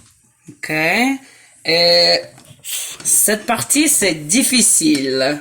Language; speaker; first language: French; non-native, fluent; English